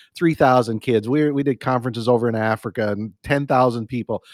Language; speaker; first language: English; native; English